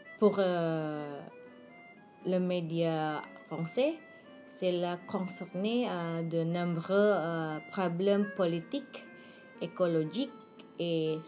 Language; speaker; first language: French; non-native, learner; Indonesian